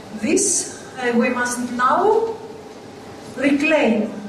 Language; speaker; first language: English; non-native, learner; Greek